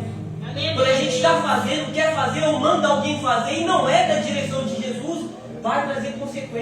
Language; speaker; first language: Portuguese; native; Portuguese